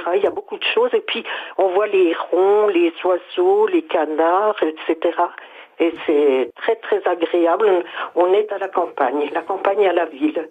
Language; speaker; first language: French; native; French